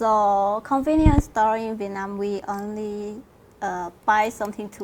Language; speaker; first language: English; non-native, learner; Vietnamese